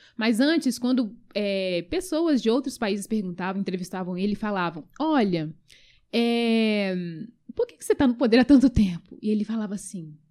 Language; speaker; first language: Portuguese; early bilingual, other home language; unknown